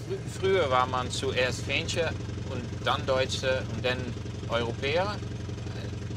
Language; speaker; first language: German; non-native, learner; Dutch